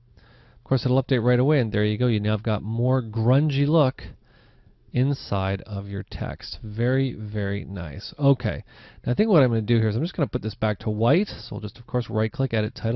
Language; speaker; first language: English; native; English